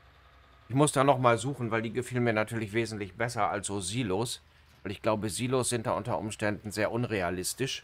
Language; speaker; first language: German; native; German